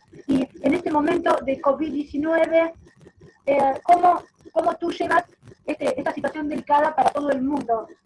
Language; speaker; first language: Spanish; native; Spanish